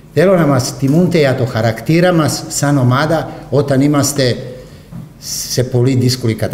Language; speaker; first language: Greek; non-native, fluent; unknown